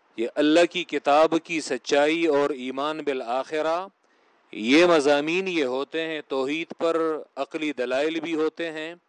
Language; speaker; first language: Urdu; non-native, local second language; Pashto